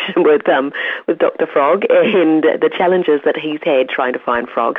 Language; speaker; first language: English; native; English